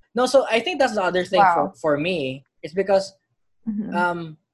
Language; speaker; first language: English; non-native, local second language; Filipino